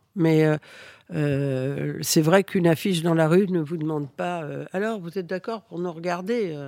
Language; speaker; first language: French; early bilingual, other home language; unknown